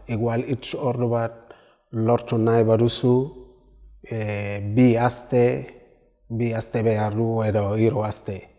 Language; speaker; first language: Basque; non-native, learner; Wolof